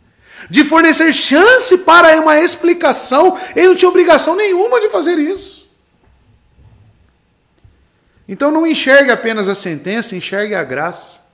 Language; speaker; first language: Portuguese; native; Portuguese